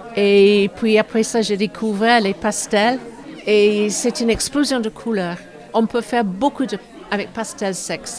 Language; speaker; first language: French; non-native, fluent; English